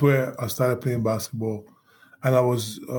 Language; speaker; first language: English; non-native, local second language; Yoruba